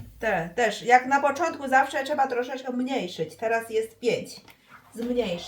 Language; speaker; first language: Polish; non-native, learner; Chinese